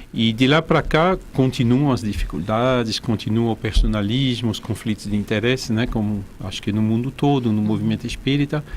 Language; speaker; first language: Portuguese; non-native, fluent; French